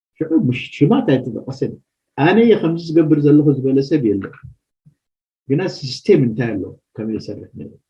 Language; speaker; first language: Tigrinya; native; Tigrinya